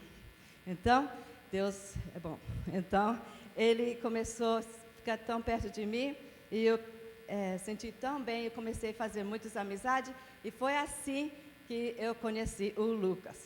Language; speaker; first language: Portuguese; non-native, fluent; English